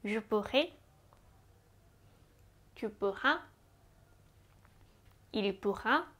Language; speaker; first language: French; non-native, fluent; Japanese